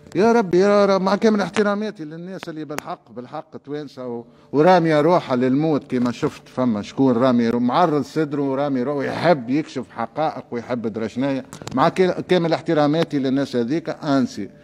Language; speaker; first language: Arabic; native; Arabic